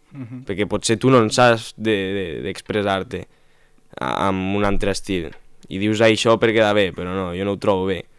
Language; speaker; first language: Catalan; non-native, local second language; Spanish